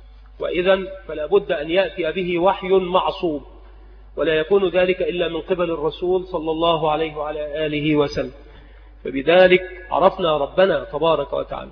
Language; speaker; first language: Arabic; native; Arabic